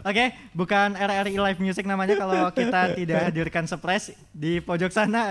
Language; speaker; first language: Indonesian; native; Indonesian